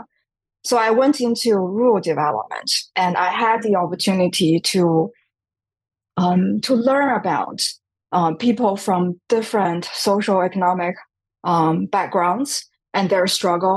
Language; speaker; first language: English; non-native, fluent; Chinese